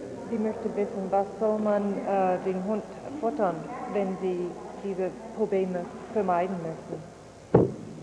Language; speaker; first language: German; non-native, fluent; English